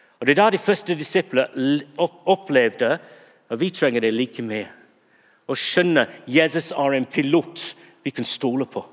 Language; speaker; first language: Norwegian; non-native, fluent; English